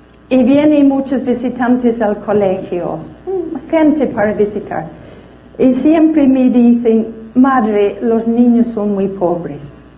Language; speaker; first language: Spanish; non-native, fluent; English